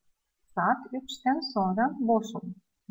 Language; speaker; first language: Turkish; non-native, fluent; Russian